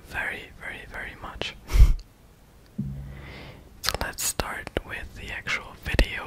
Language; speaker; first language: English; non-native, fluent; German